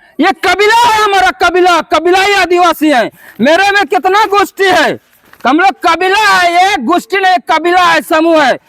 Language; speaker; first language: Hindi; non-native, local second language; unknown